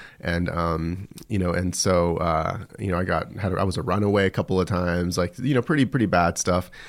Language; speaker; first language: English; early bilingual, other home language; Spanish